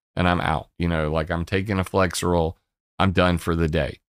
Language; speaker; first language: English; native; English